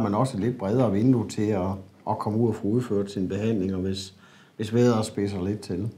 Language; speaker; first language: Danish; native; Danish